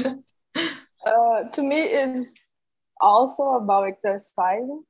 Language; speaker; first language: English; non-native, learner; Portuguese